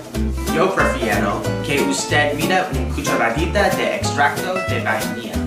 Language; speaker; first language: Spanish; non-native, learner; English